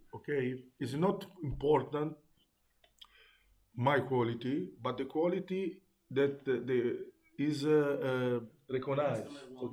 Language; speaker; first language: English; non-native, learner; Italian